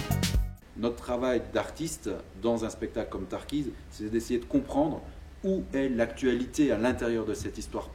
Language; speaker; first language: French; native; French